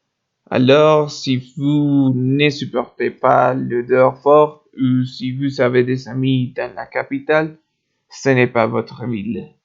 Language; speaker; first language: French; non-native, learner; Spanish